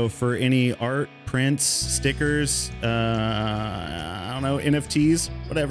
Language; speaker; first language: English; native; English